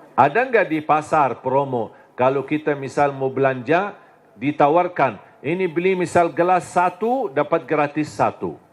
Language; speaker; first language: Indonesian; non-native, fluent; Arabic